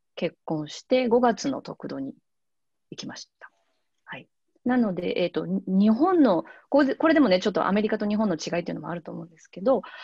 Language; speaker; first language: Japanese; native; Japanese